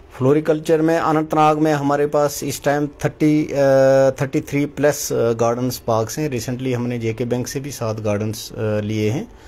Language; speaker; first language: Hindi; non-native, local second language; Kashmiri